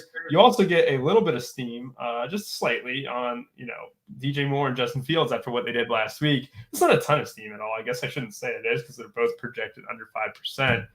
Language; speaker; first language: English; native; English